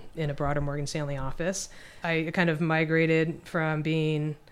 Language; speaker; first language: English; native; English